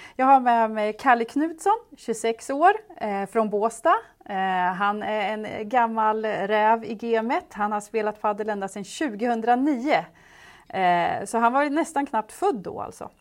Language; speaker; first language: Swedish; native; Swedish